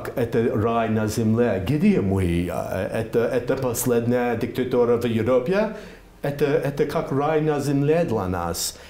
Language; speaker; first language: Russian; non-native, learner; English